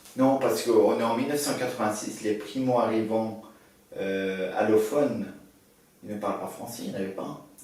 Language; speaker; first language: French; early bilingual, other home language; Persian